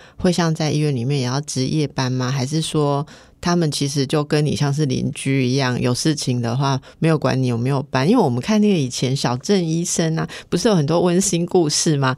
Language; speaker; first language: Chinese; native; Chinese